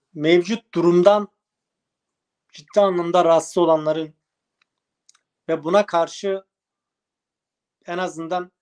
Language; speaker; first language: Turkish; native; Turkish